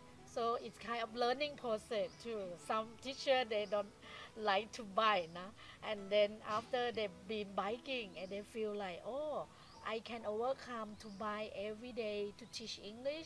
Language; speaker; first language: English; non-native, fluent; Thai